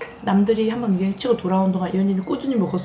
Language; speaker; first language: Korean; native; Korean